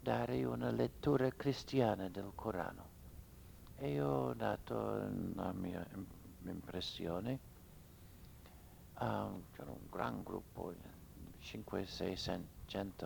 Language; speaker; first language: Italian; non-native, fluent; English